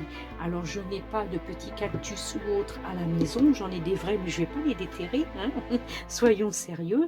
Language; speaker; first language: French; native; French